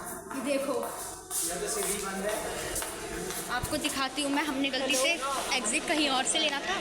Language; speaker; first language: Hindi; native; Hindi